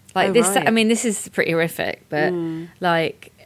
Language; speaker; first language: English; native; English